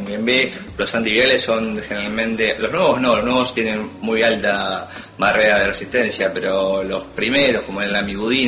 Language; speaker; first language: Spanish; native; Spanish